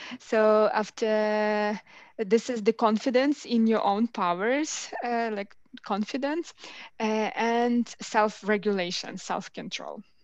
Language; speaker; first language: English; non-native, fluent; Ukrainian